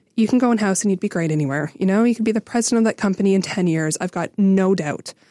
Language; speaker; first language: English; native; English